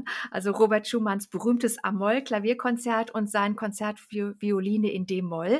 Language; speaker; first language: German; native; German